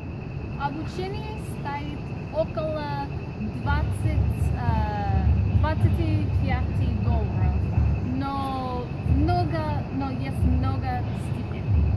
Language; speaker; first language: Russian; non-native, fluent; English